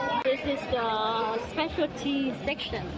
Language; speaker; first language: English; non-native, fluent; Vietnamese